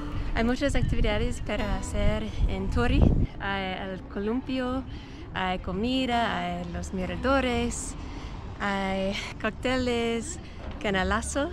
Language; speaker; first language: Spanish; non-native, learner; English